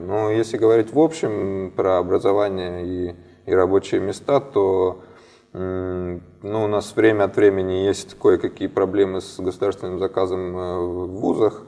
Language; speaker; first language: Russian; native; Russian